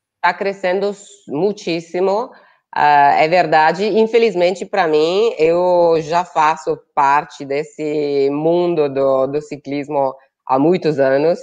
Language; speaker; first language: Portuguese; non-native, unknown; Italian